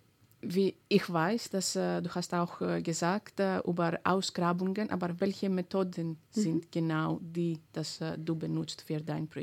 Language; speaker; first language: German; non-native, fluent; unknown